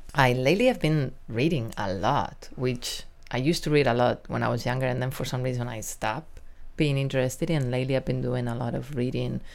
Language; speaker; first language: English; non-native, fluent; Spanish